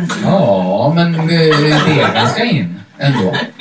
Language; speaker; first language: Swedish; native; Swedish